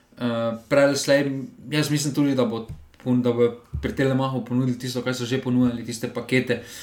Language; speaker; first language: Slovenian; native; Slovenian